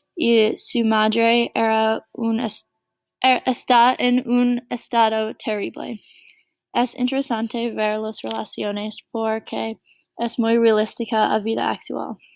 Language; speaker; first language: Spanish; non-native, learner; English